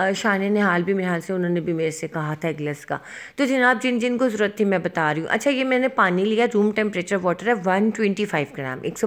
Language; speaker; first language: Urdu; native; Urdu